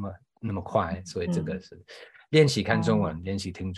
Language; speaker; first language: Chinese; non-native, fluent; English